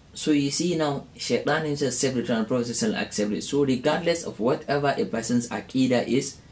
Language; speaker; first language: English; non-native, local second language; Hausa